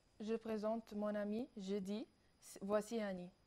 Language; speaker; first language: French; non-native, learner; Arabic